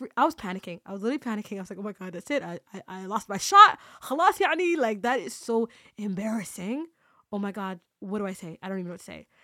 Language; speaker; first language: English; native; English